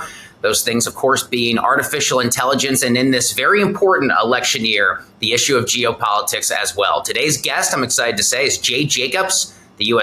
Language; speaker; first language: English; native; English